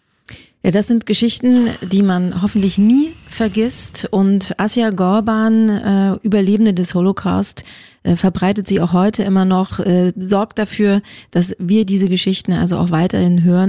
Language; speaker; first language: German; native; German